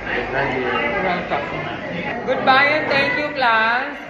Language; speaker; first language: English; non-native, local second language; Filipino